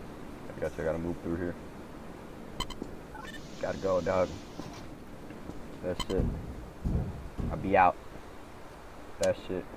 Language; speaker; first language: English; native; English